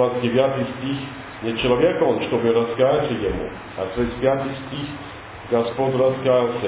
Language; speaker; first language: Russian; non-native, learner; English